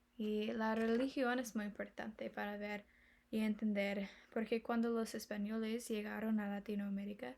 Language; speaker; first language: Spanish; non-native, learner; English